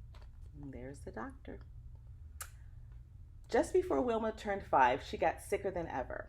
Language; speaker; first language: English; native; English